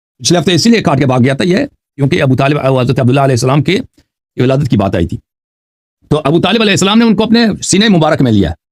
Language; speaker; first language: Urdu; non-native, fluent; Persian